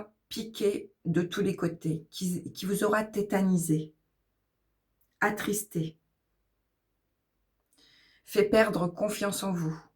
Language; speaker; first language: French; native; French